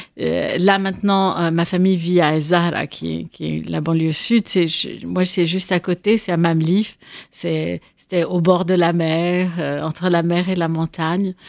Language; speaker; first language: French; non-native, local second language; Arabic